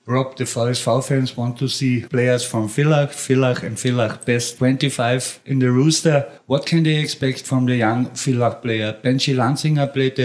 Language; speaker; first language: English; non-native, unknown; German